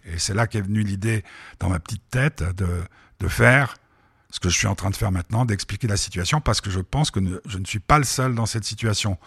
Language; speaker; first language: French; native; French